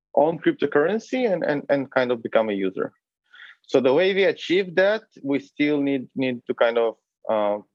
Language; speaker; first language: English; non-native, fluent; Hebrew